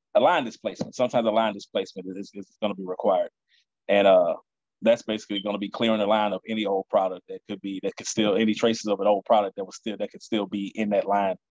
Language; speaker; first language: English; native; English